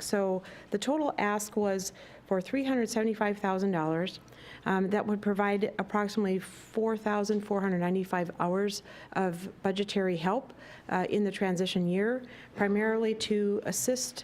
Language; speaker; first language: English; native; English